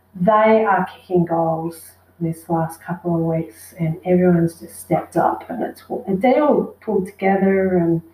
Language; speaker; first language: English; native; English